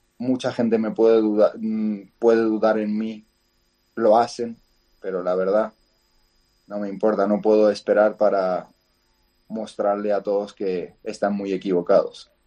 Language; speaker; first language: Spanish; non-native, fluent; Georgian